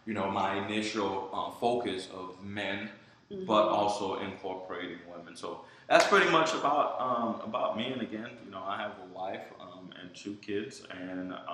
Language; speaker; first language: English; early bilingual, other home language; Haitian Creole